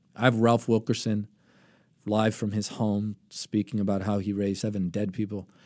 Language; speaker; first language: English; early bilingual, other home language; Greek